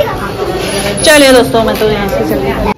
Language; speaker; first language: Hindi; native; Hindi